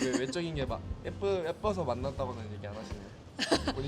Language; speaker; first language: Korean; native; Korean